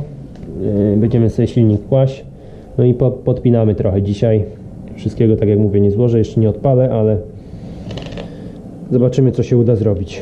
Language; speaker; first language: Polish; native; Polish